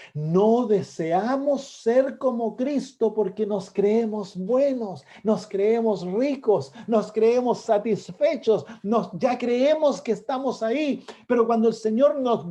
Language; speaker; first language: Spanish; native; Spanish